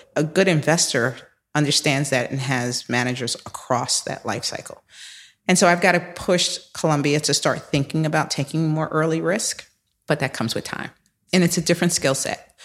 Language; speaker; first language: English; native; English